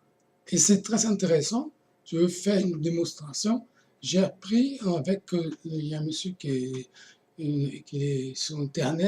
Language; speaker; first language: French; non-native, fluent; Portuguese